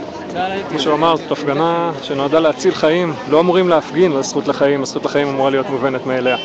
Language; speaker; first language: Hebrew; native; Hebrew